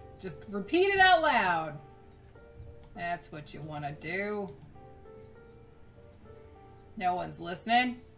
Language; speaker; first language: English; native; English